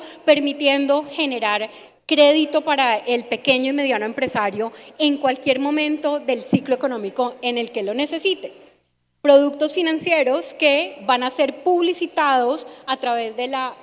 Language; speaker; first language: Spanish; native; Spanish